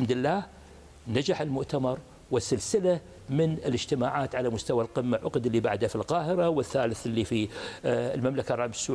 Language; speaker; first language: Arabic; native; Arabic